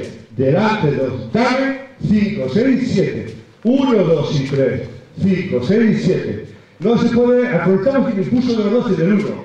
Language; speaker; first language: Spanish; native; Spanish